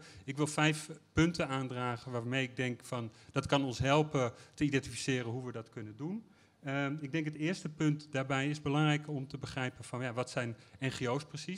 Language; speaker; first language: Dutch; native; Dutch